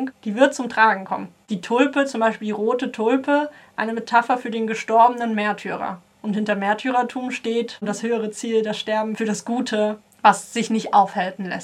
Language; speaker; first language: German; native; German